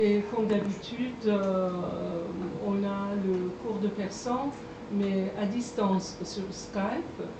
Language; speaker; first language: French; non-native, fluent; Persian